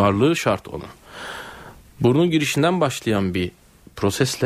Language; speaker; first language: Turkish; native; Turkish